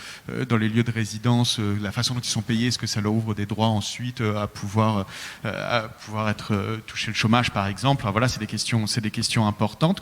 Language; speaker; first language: French; native; French